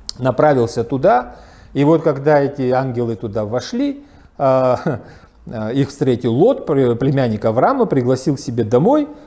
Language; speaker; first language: Russian; non-native, local second language; Abkhazian